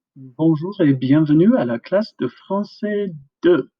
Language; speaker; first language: French; non-native, fluent; English